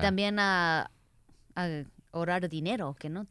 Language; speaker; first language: Spanish; early bilingual, heritage; English